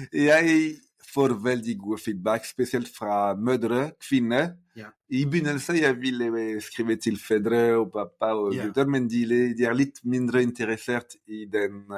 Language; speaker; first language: Norwegian; non-native, fluent; French